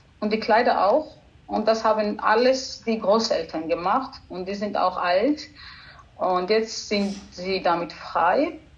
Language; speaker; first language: German; non-native, fluent; Georgian